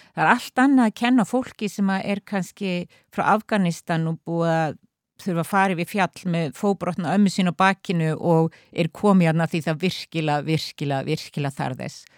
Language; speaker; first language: Icelandic; native; Icelandic